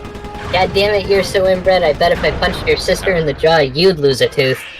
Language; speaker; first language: English; native; English